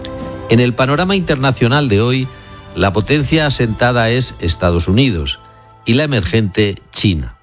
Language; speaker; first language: Spanish; native; Spanish